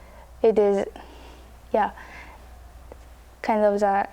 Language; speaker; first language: English; non-native, learner; Japanese